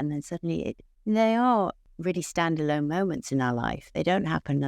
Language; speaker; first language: English; native; English